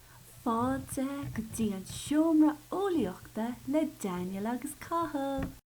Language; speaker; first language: Irish; non-native, local second language; English